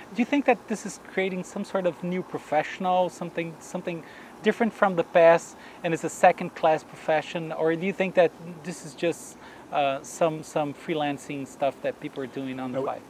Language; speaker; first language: English; non-native, fluent; Portuguese